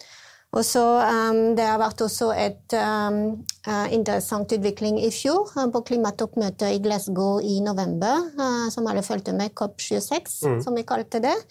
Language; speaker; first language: Norwegian; non-native, fluent; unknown